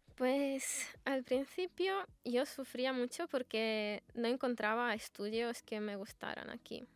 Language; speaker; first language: Spanish; non-native, fluent; Russian